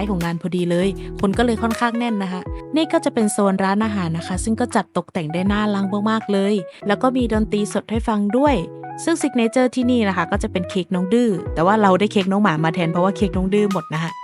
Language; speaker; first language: Thai; native; Thai